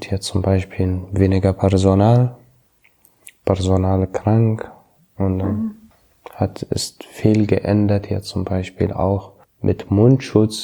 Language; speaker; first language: German; non-native, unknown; Arabic